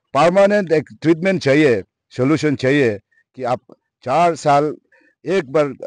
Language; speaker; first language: Hindi; non-native, local second language; Nyishi